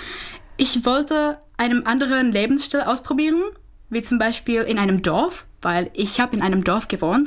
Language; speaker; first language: German; non-native, fluent; Czech